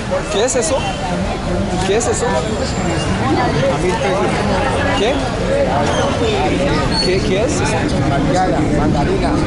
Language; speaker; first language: Spanish; non-native, learner; French